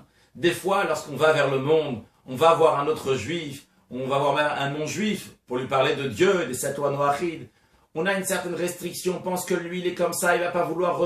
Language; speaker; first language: French; native; French